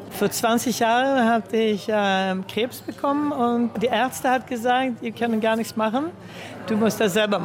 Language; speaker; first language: German; early bilingual, heritage; Swedish